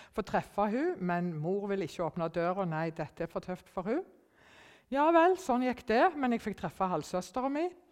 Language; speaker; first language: Norwegian; early bilingual, other home language; German